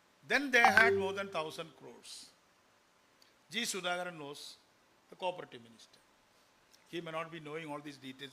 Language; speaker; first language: English; non-native, local second language; Malayalam